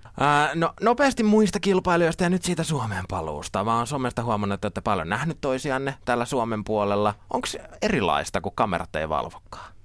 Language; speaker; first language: Finnish; native; Finnish